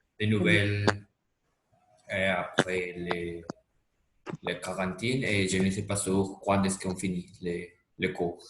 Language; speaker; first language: French; non-native, learner; Spanish